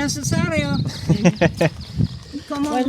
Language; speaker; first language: Spanish; non-native, learner; English